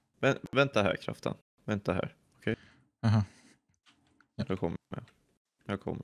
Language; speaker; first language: Swedish; native; Swedish